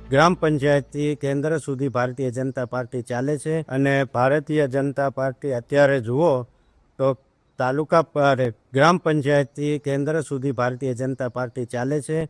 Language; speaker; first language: Gujarati; non-native, local second language; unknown